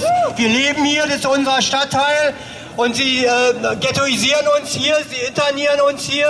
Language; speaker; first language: German; native; German